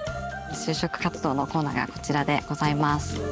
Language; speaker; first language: Japanese; native; Japanese